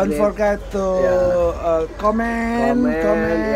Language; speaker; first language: English; non-native, learner; Indonesian